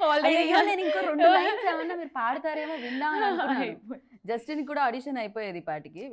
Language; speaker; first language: Telugu; native; Telugu